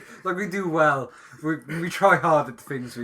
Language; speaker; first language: English; native; English